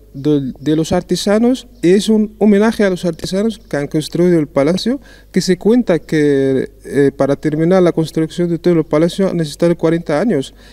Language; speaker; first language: Spanish; non-native, fluent; Arabic